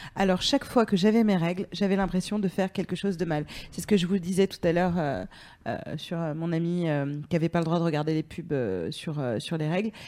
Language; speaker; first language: French; native; French